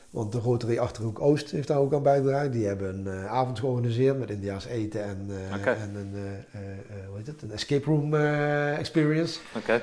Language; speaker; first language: Dutch; early bilingual, other home language; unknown